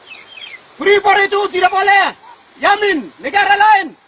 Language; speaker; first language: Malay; non-native, local second language; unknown